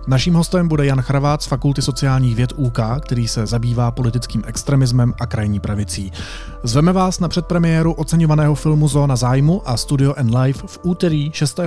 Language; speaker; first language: Czech; native; Czech